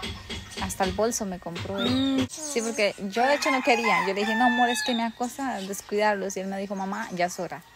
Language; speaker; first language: Spanish; native; Spanish